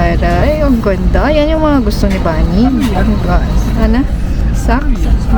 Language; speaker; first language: Filipino; native; Filipino